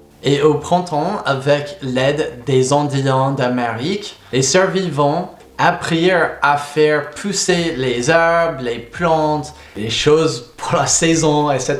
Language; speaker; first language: French; non-native, fluent; English